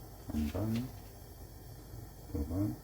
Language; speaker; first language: Korean; native; Korean